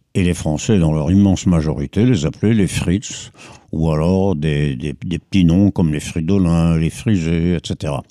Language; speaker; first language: French; native; French